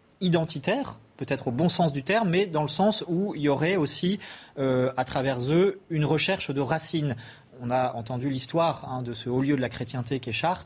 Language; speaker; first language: French; native; French